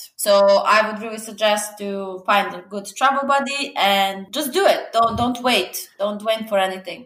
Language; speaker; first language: English; non-native, fluent; Serbian